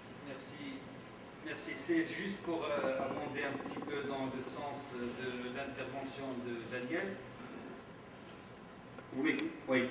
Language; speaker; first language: French; non-native, local second language; Arabic